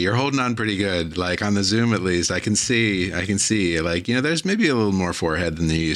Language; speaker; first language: English; native; English